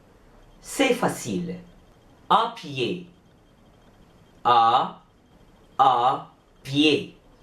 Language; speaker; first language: French; non-native, fluent; Arabic